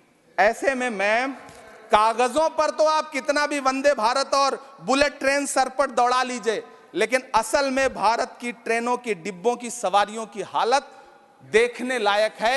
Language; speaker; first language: Hindi; native; Hindi